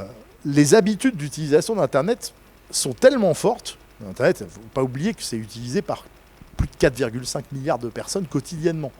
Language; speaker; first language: French; native; French